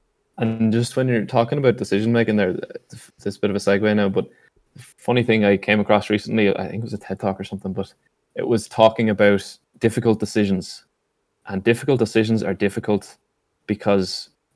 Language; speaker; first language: English; native; English